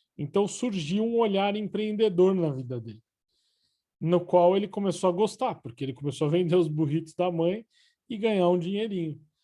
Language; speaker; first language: Portuguese; native; Portuguese